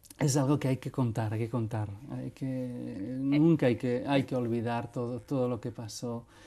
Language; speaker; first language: Spanish; non-native, local second language; Basque